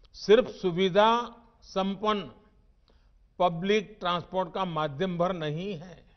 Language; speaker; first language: Hindi; native; Hindi